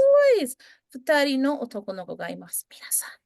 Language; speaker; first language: Japanese; non-native, fluent; English